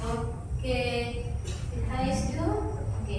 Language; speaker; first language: German; non-native, fluent; Indonesian